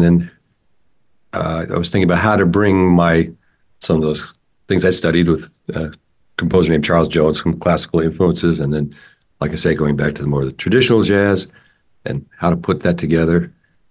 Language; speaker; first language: English; native; English